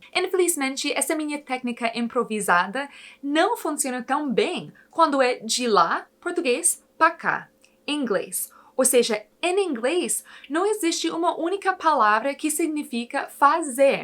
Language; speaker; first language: Portuguese; non-native, fluent; English